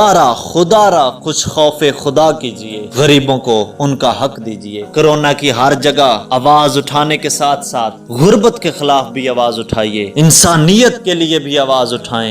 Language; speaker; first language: Urdu; native; Urdu